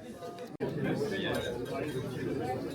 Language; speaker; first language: French; native; French